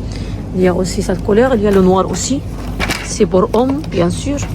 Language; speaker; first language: French; non-native, learner; Arabic